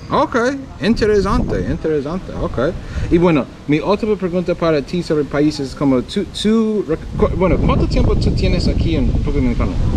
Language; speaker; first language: Spanish; non-native, learner; English